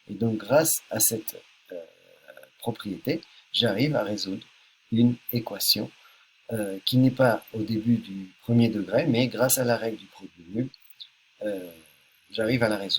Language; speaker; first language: French; native; French